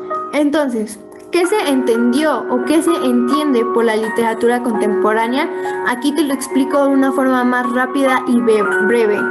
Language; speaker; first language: Spanish; native; Spanish